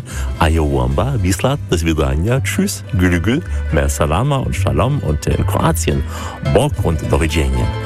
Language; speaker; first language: German; native; German